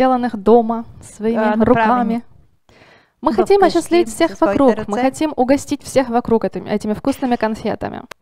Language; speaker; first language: Russian; native; Russian